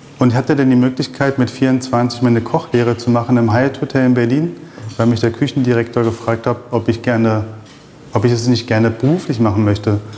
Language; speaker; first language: German; early bilingual, other home language; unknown